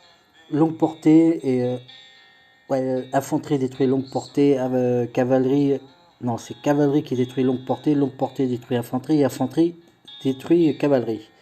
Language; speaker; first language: French; native; French